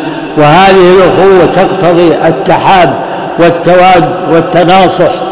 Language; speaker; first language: Arabic; native; Arabic